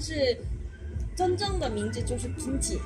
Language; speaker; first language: Chinese; non-native, fluent; Korean